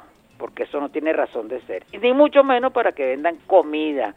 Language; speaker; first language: Spanish; native; Spanish